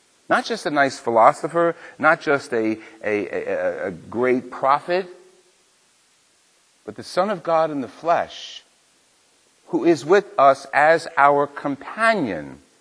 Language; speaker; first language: English; native; English